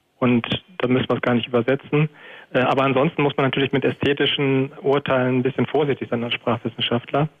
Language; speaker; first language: German; native; German